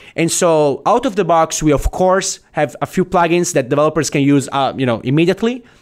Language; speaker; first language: English; non-native, fluent; Italian